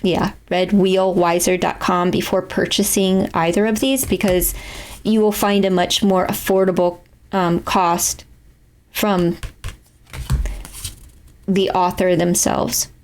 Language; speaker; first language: English; native; English